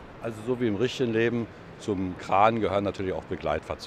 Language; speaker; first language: German; native; German